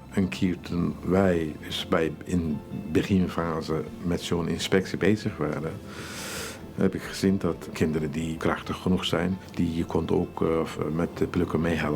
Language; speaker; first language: Dutch; non-native, fluent; Turkish